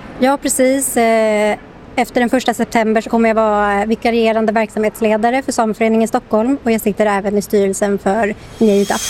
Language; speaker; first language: Swedish; native; Swedish